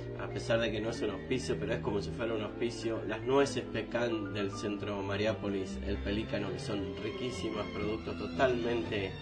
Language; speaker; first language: Spanish; native; Spanish